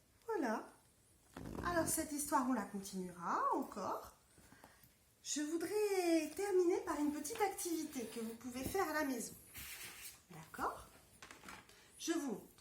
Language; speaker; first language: French; native; French